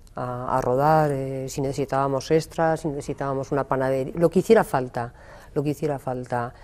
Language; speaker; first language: Spanish; native; Spanish